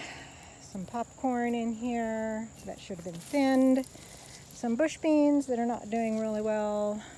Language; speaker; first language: English; native; English